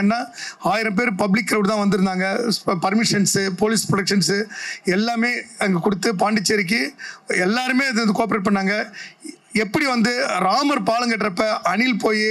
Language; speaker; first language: Tamil; native; Tamil